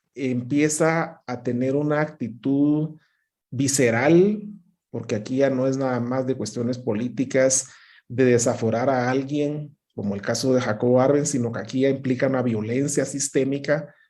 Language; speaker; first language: Spanish; native; Spanish